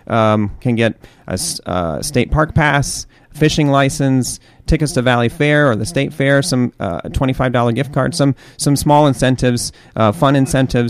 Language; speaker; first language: English; native; English